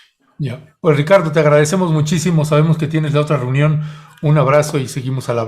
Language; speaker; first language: Spanish; native; Spanish